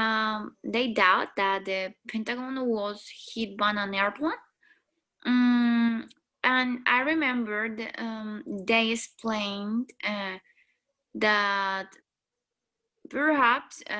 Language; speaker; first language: English; non-native, learner; Spanish